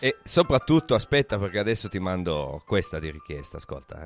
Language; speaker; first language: Italian; native; Italian